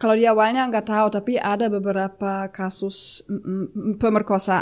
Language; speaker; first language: Indonesian; non-native, fluent; German